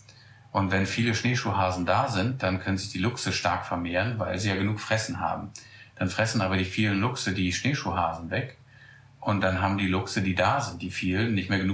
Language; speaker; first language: German; native; German